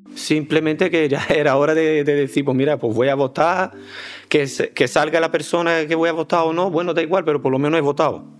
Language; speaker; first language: Spanish; early bilingual, other home language; Albanian